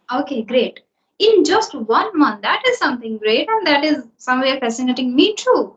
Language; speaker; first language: English; non-native, local second language; Hindi